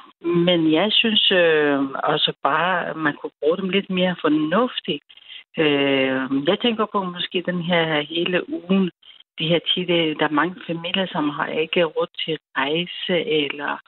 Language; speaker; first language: Danish; non-native, learner; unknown